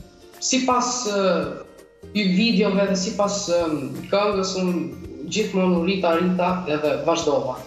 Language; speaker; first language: Albanian; early bilingual, heritage; Albanian